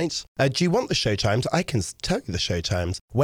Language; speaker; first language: English; native; English